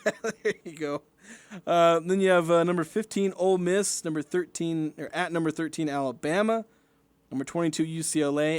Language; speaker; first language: English; native; English